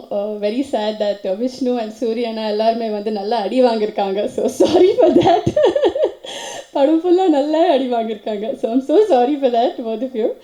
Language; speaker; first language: Tamil; non-native, local second language; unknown